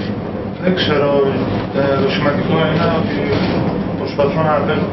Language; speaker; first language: Greek; early bilingual, heritage; German